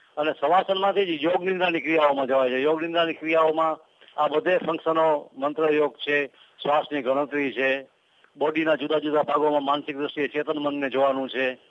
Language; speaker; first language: Gujarati; native; Gujarati